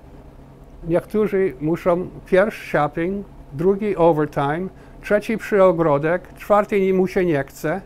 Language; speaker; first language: Polish; early bilingual, heritage; Polish